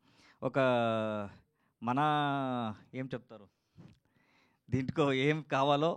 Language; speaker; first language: Telugu; non-native, learner; Kannada